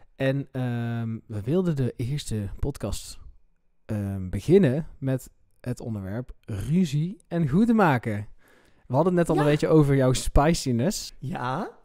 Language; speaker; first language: Dutch; native; Dutch